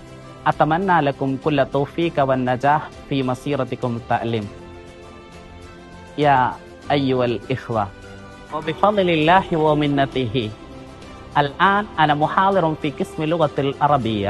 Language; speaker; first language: Arabic; non-native, fluent; Malayalam